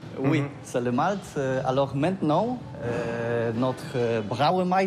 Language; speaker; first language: French; non-native, learner; Polish